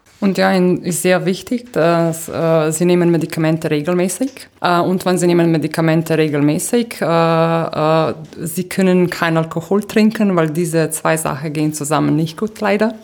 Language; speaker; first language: German; non-native, fluent; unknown